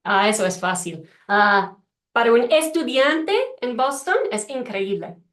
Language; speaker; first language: Spanish; non-native, learner; English